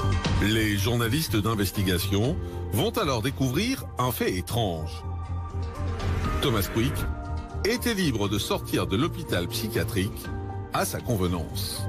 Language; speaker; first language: French; native; French